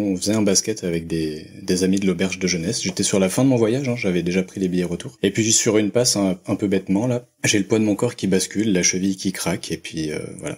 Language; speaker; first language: French; native; French